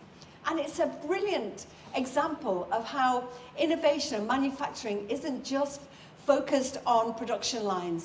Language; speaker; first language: English; native; English